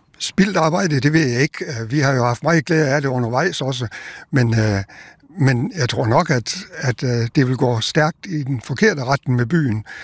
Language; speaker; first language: Danish; native; Danish